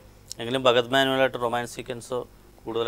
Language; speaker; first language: Malayalam; native; Malayalam